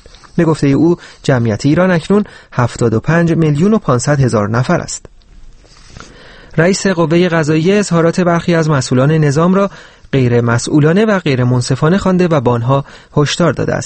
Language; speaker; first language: Persian; native; Persian